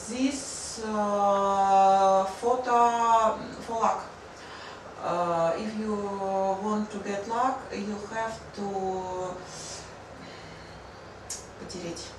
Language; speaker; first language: English; non-native, learner; Russian